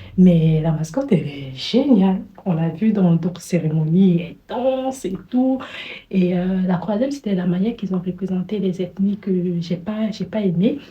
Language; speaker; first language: French; native; French